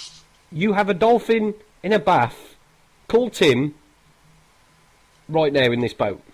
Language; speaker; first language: English; native; English